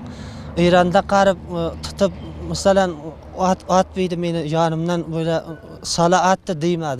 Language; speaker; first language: Turkish; non-native, learner; Uzbek